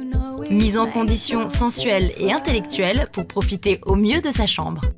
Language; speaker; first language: French; native; French